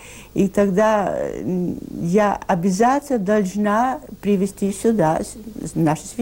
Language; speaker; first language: Russian; non-native, learner; Italian